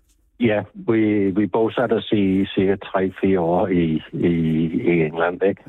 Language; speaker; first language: Danish; non-native, fluent; English